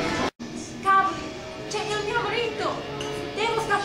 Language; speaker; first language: Italian; non-native, learner; English